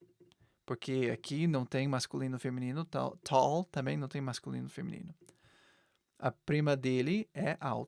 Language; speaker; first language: Portuguese; non-native, fluent; English